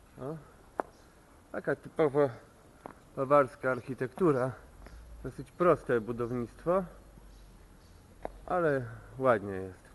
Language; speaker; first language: Polish; native; Polish